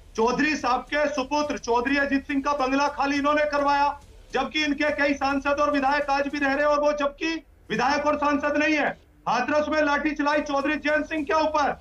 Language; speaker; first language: Hindi; native; Hindi